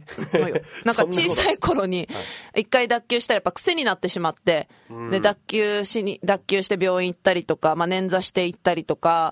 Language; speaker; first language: Japanese; native; Japanese